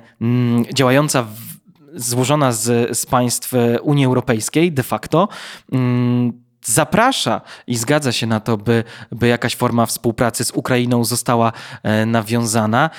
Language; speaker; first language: Polish; native; Polish